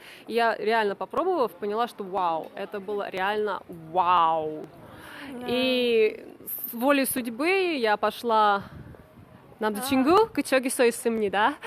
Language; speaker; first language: Russian; native; Russian